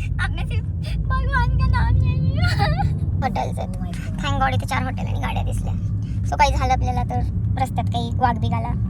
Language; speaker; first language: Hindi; non-native, local second language; Marathi